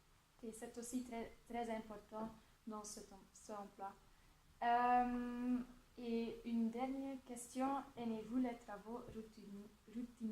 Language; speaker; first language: French; non-native, local second language; Dutch